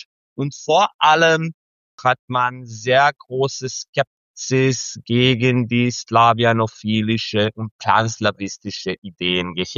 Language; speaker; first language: German; non-native, fluent; Serbian